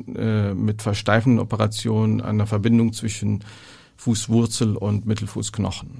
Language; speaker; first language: German; non-native, fluent; Arabic